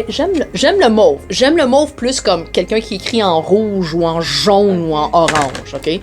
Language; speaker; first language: French; native; French